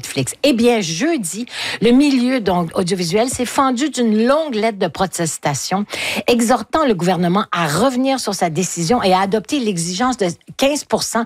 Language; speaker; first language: French; native; French